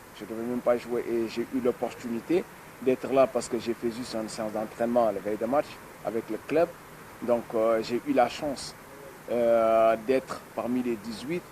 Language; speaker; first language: French; non-native, local second language; Wolof